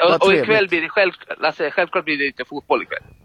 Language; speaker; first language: Swedish; native; Swedish